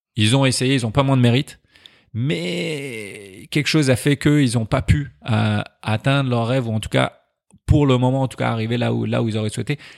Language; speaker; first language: French; early bilingual, other home language; Persian